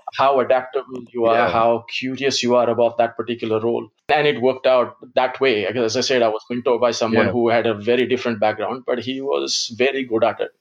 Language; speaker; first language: English; non-native, local second language; Gujarati